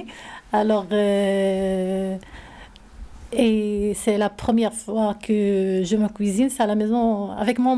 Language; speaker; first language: French; non-native, learner; Arabic